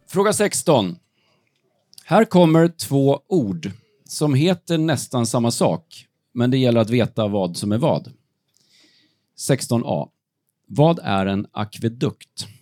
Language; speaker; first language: Swedish; native; Swedish